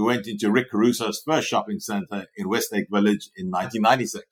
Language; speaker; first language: English; native; English